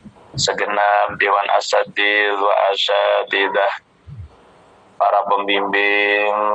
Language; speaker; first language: Indonesian; native; Indonesian